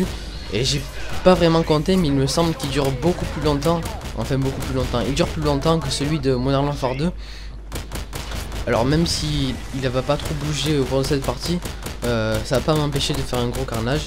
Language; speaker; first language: French; native; French